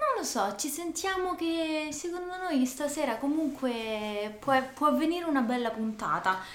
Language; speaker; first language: Italian; native; Italian